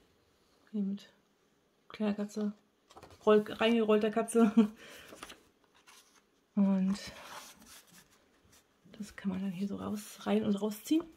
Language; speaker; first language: German; native; German